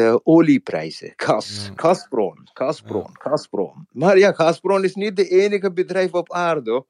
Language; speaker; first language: Dutch; non-native, fluent; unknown